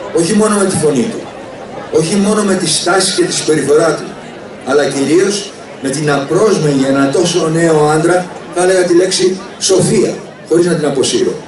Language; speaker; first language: Greek; native; Greek